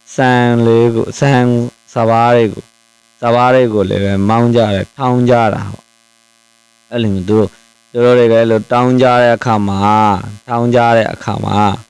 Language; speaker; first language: Burmese; non-native, local second language; Rohingya